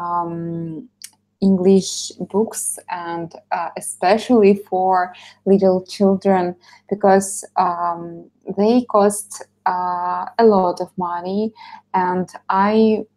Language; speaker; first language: English; non-native, learner; Russian